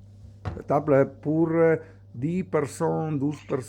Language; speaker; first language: French; non-native, learner; Italian